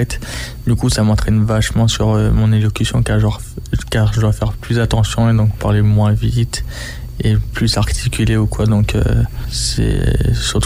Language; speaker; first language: French; native; French